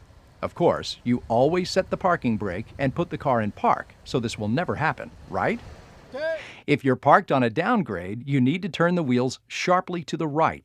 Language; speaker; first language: English; native; English